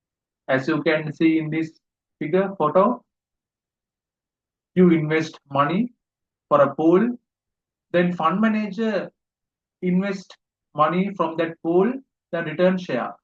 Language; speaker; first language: English; non-native, local second language; Sinhala